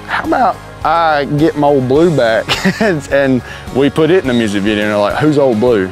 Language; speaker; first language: English; native; English